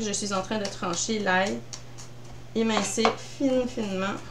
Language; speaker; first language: French; native; French